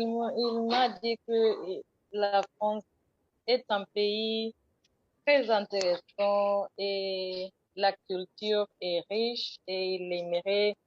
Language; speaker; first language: French; non-native, fluent; Swahili